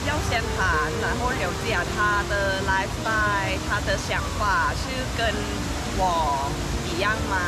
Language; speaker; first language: Chinese; non-native, fluent; Thai